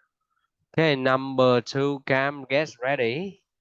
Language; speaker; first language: English; non-native, fluent; Vietnamese